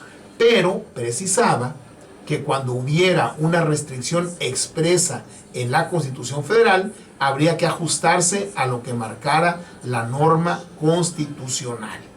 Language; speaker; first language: Spanish; native; Spanish